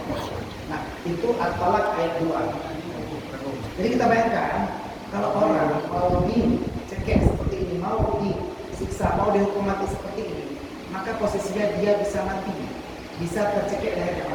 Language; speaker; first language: Indonesian; non-native, local second language; Achinese